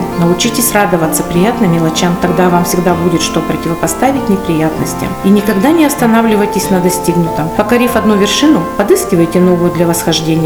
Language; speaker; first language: Russian; native; Russian